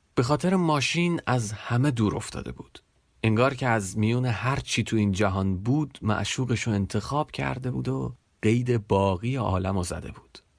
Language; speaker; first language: Persian; native; Persian